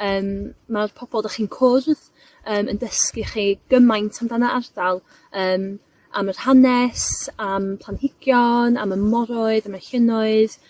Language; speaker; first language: Welsh; native; Welsh